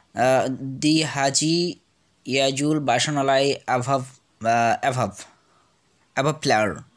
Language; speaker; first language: English; non-native, local second language; Bangla